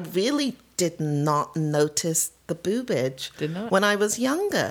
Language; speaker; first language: English; native; English